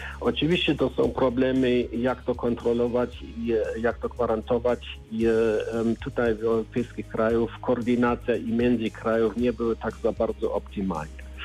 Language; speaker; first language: Polish; non-native, learner; German